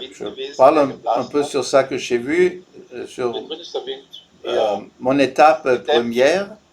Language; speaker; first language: French; non-native, fluent; German